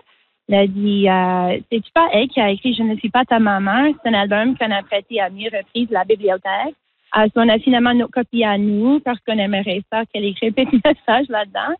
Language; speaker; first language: French; native; French